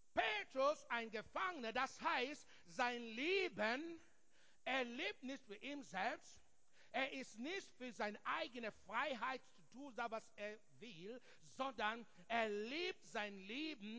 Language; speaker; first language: German; non-native, learner; English